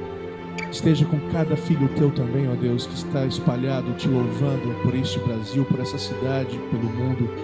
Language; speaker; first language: Portuguese; native; Portuguese